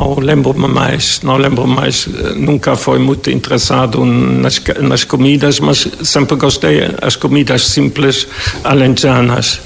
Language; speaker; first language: Portuguese; non-native, fluent; German